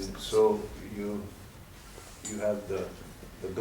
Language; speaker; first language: English; non-native, learner; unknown